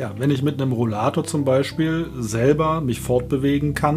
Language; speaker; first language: German; native; German